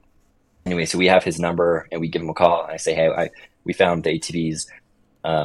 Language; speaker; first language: English; native; English